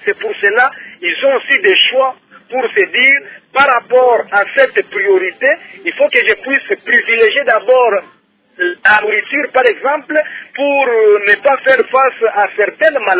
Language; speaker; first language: French; non-native, local second language; Luba-Lulua